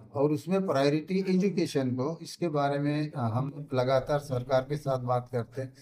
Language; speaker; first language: Hindi; non-native, local second language; Marathi